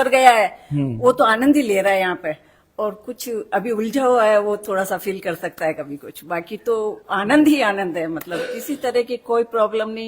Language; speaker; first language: Hindi; native; Hindi